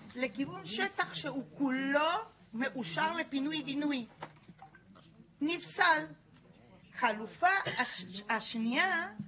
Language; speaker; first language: Hebrew; native; Hebrew